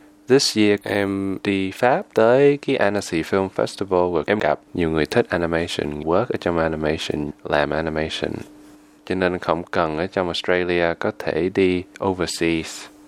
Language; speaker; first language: Vietnamese; early bilingual, heritage; Vietnamese